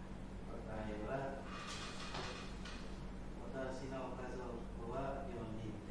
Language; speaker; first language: Japanese; non-native, learner; Indonesian